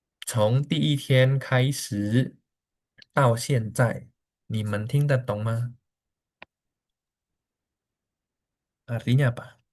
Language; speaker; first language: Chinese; non-native, fluent; Indonesian